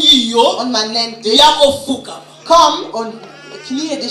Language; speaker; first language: German; non-native, fluent; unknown